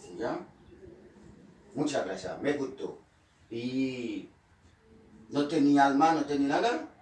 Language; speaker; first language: Spanish; non-native, learner; Haitian Creole